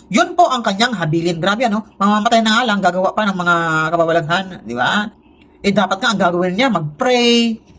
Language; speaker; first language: Filipino; non-native, local second language; Cebuano